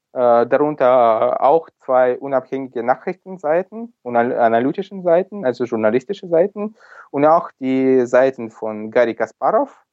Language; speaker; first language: German; non-native, fluent; Ukrainian